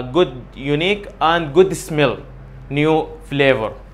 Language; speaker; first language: English; non-native, learner; Arabic